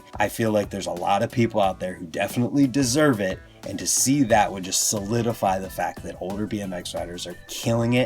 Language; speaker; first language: English; native; English